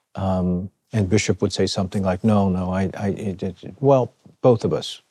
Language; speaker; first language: English; native; English